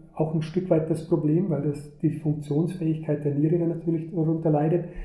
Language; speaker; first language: German; native; German